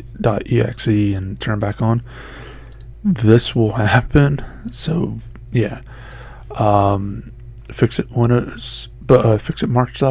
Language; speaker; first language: English; native; English